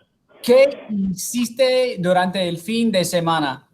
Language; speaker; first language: Spanish; non-native, fluent; English